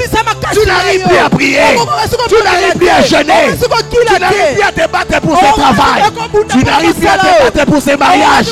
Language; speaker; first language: French; non-native, local second language; Lingala